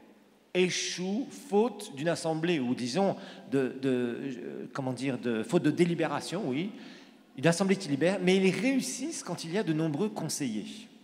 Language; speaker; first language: French; native; French